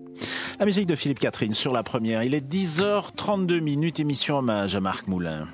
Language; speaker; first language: French; native; French